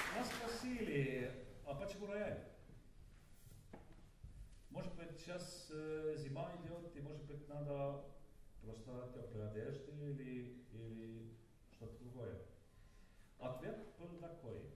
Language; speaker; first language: Russian; non-native, learner; Estonian